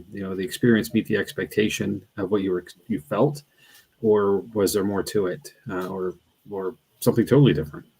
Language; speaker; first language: English; native; English